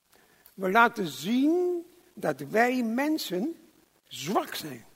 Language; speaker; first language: Dutch; non-native, local second language; English